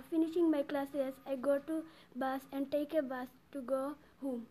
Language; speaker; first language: English; non-native, learner; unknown